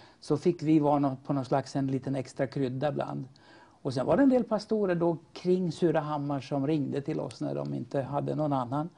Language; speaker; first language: Swedish; native; Swedish